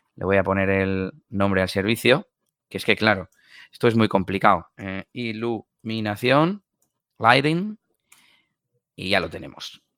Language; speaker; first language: Spanish; native; Spanish